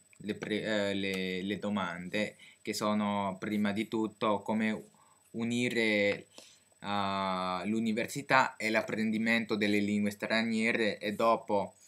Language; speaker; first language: Italian; non-native, fluent; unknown